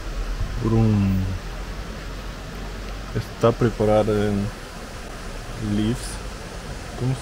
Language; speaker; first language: Spanish; non-native, fluent; Russian